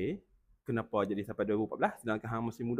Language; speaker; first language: Malay; native; Malay